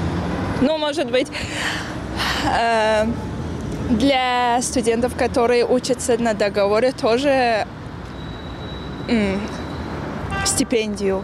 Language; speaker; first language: Russian; non-native, local second language; Tajik